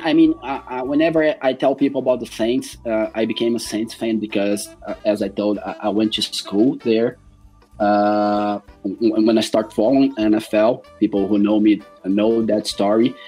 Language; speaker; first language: English; non-native, fluent; Portuguese